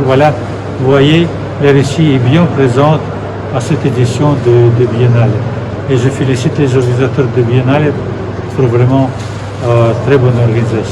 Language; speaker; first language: French; non-native, fluent; Russian